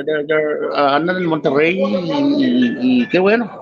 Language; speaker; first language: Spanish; early bilingual, heritage; Spanish